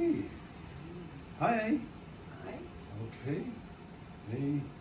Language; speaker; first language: English; non-native, learner; Japanese